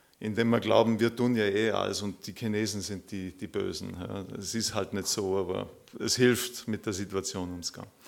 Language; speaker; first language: German; native; German